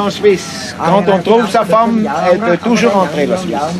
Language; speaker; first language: French; non-native, fluent; Swiss German